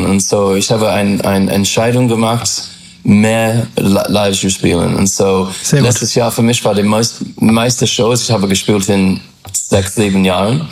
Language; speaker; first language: German; non-native, learner; English